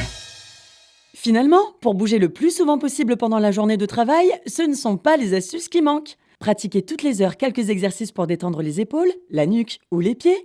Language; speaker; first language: French; native; French